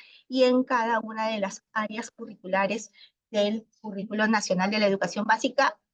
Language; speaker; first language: Spanish; native; Spanish